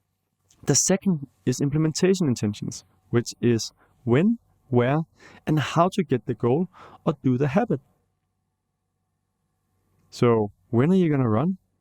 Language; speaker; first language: English; non-native, fluent; Danish